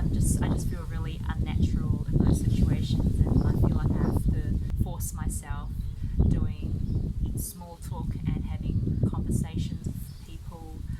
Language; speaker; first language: English; early bilingual, other home language; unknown